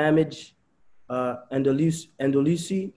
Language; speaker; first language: Arabic; non-native, learner; English